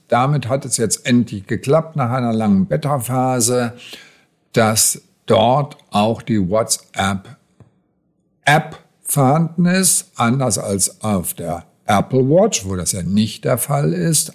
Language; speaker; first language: German; native; German